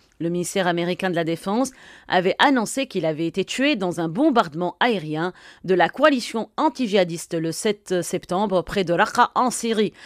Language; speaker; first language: French; non-native, local second language; Arabic